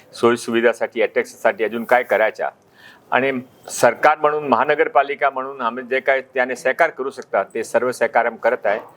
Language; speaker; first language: Marathi; non-native, local second language; Hindi